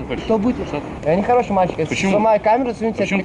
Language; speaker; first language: Russian; native; Russian